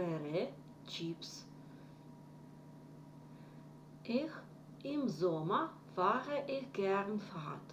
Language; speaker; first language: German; non-native, fluent; Ukrainian